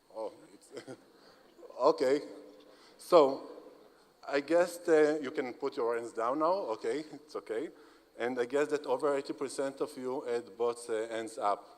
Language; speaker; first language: English; non-native, fluent; Hebrew